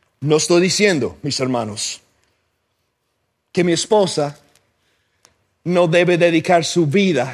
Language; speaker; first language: Spanish; non-native, fluent; English